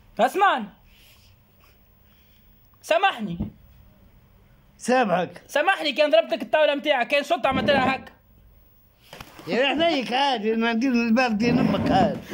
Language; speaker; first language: Arabic; native; Arabic